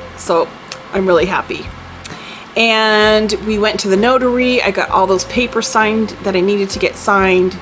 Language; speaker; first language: English; native; English